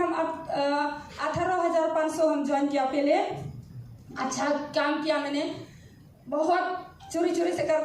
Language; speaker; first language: Hindi; non-native, local second language; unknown